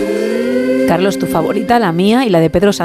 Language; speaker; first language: Spanish; native; Spanish